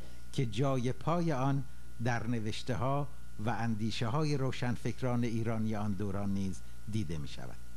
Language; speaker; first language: Persian; native; Persian